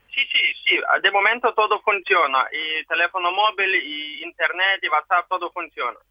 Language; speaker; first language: Spanish; non-native, learner; Ukrainian